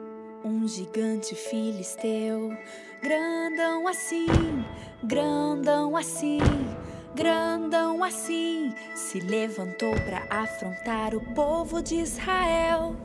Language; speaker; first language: Portuguese; native; Portuguese